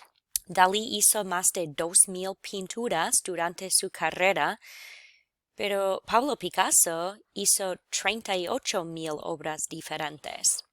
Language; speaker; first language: Spanish; non-native, fluent; English